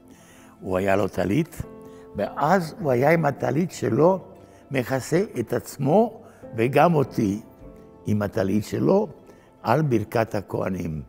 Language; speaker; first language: Hebrew; non-native, fluent; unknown